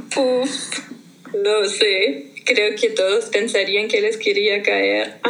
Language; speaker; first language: Spanish; non-native, fluent; German